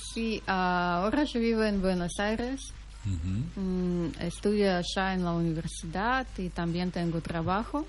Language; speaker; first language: Spanish; non-native, fluent; Russian